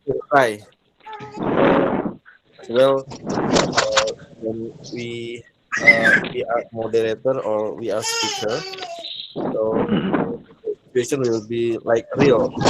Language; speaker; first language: English; non-native, learner; Indonesian